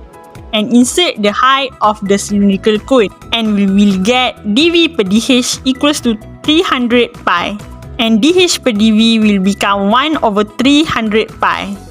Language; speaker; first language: English; non-native, local second language; Malay